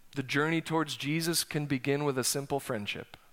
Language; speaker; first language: English; native; English